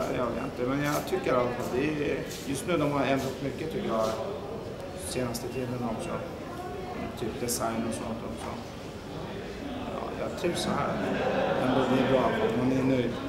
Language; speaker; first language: Swedish; early bilingual, other home language; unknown